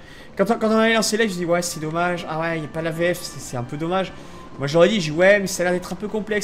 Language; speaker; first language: French; native; French